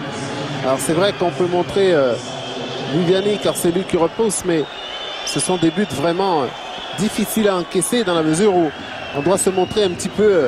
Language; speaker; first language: French; native; French